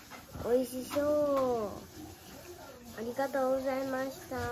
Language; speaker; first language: Japanese; early bilingual, other home language; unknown